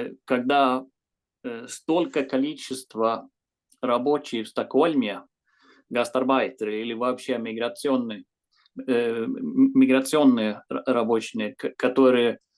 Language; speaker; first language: Russian; non-native, fluent; Swedish